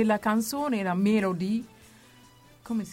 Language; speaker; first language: Italian; non-native, learner; Amharic